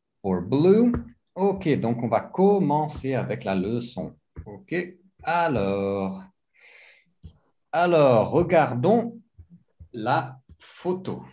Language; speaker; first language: French; non-native, fluent; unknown